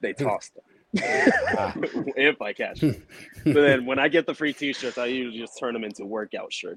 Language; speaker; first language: English; native; English